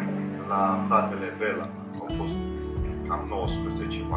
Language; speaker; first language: Romanian; non-native, local second language; Hungarian